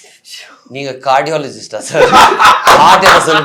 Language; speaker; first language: Tamil; non-native, fluent; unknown